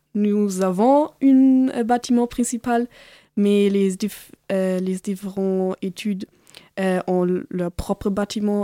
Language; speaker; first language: French; non-native, learner; German